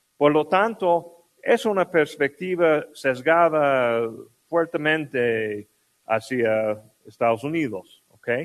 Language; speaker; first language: Spanish; non-native, fluent; English